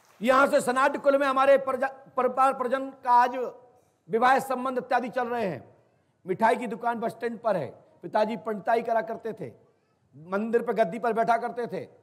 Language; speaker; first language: Hindi; native; Hindi